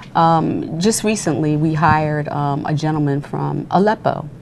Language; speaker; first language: English; native; English